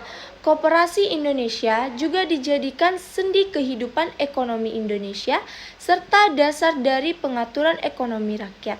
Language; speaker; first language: Indonesian; native; Indonesian